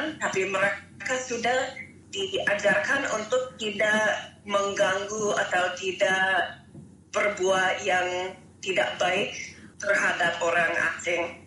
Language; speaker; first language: Indonesian; non-native, fluent; English